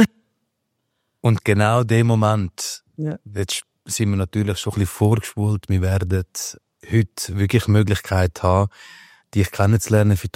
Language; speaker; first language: German; native; German